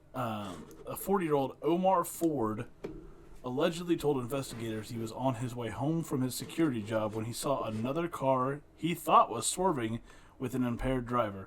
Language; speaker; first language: English; native; English